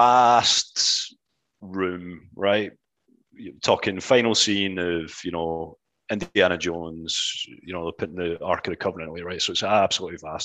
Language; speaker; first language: English; native; English